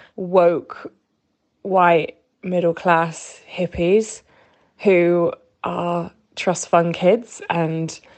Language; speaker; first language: English; native; English